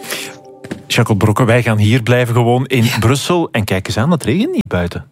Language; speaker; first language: Dutch; native; Dutch